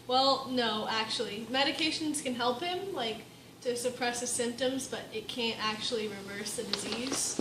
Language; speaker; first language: English; native; English